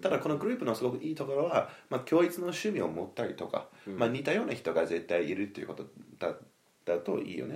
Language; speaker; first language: Japanese; non-native, fluent; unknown